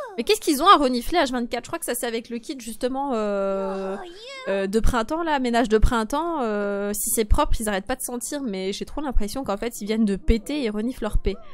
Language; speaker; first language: French; native; French